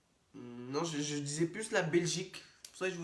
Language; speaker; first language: French; native; French